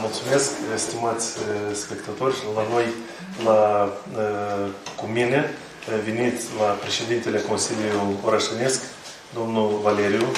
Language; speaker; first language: Romanian; non-native, learner; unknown